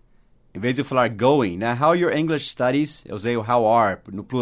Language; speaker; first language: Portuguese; non-native, fluent; English